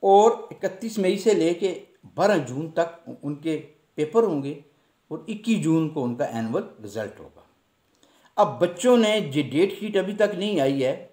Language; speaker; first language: Urdu; non-native, local second language; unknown